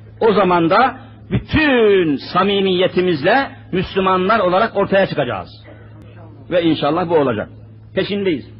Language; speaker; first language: Turkish; native; Turkish